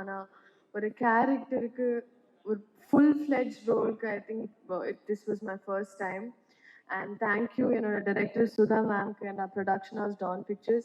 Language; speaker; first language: Tamil; non-native, learner; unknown